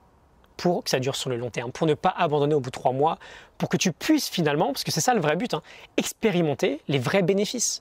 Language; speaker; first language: French; native; French